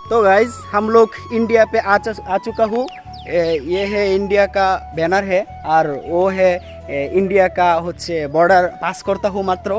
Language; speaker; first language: Hindi; non-native, learner; Bangla